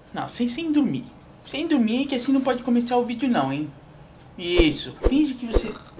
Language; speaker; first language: Portuguese; native; Portuguese